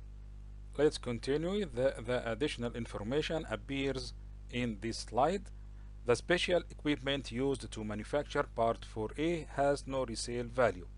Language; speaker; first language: English; non-native, local second language; Arabic